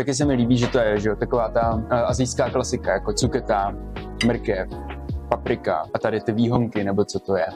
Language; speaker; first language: Czech; native; Czech